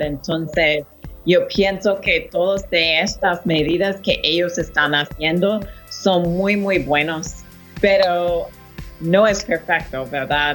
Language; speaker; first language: Spanish; non-native, fluent; English